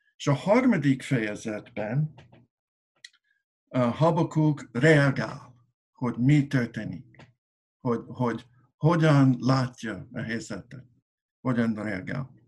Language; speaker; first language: Hungarian; non-native, learner; English